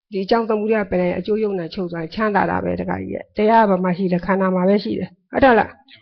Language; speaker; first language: Burmese; native; Burmese